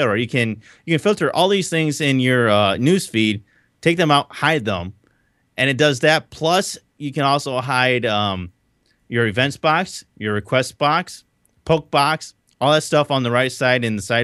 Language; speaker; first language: English; native; English